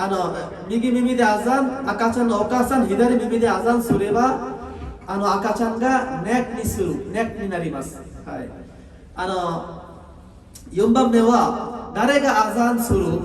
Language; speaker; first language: Japanese; non-native, learner; Bangla